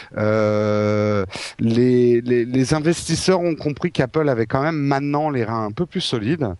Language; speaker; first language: French; native; French